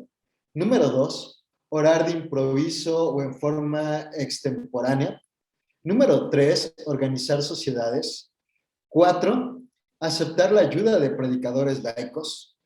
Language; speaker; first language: Spanish; native; Spanish